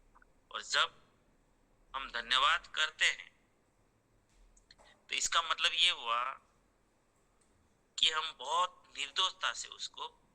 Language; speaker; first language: Hindi; native; Hindi